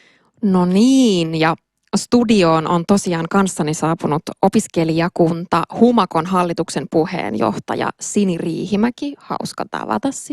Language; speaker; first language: Finnish; native; Finnish